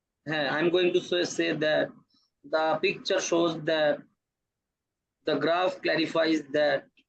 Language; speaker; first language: English; non-native, local second language; Bangla